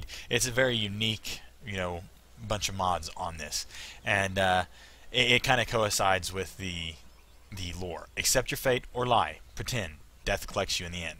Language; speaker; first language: English; native; English